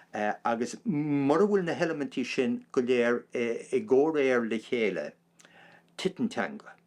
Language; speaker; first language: Irish; non-native, local second language; English